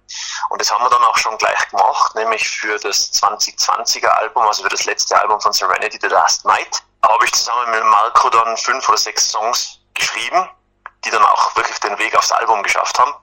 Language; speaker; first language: German; native; German